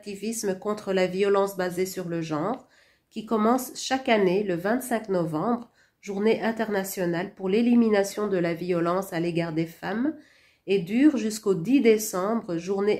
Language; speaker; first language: French; non-native, local second language; Rundi